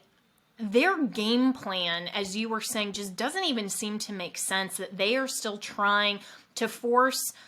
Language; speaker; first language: English; native; English